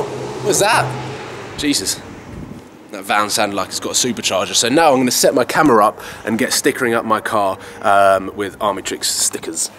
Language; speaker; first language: English; native; English